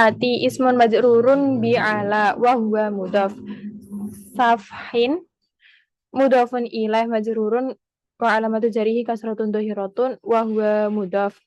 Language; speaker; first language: Arabic; non-native, learner; Indonesian